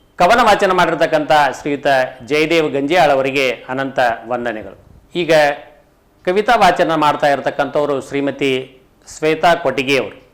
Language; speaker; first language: Kannada; native; Kannada